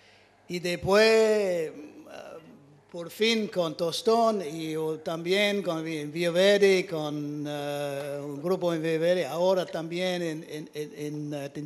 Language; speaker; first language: Spanish; non-native, learner; English